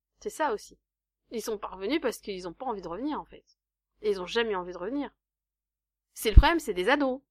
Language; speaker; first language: French; native; French